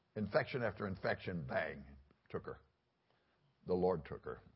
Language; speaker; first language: English; native; English